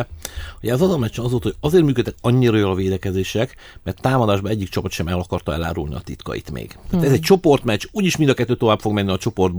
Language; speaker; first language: Hungarian; native; Hungarian